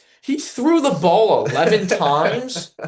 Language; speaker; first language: English; native; English